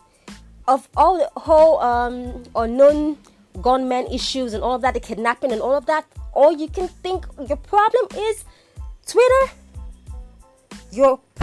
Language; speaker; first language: English; non-native, local second language; Igbo